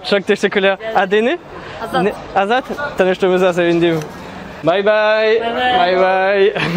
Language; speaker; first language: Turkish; non-native, learner; French